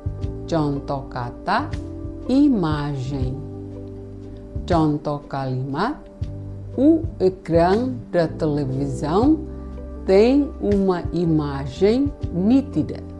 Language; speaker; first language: Portuguese; non-native, fluent; Indonesian